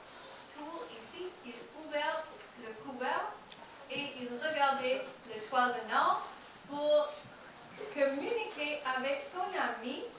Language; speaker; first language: French; non-native, learner; English